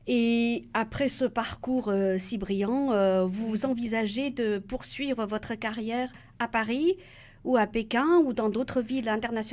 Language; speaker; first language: French; native; French